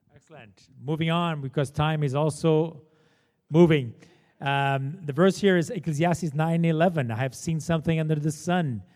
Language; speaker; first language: English; non-native, fluent; Portuguese